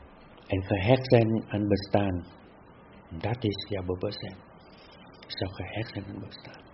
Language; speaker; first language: Dutch; non-native, fluent; Vietnamese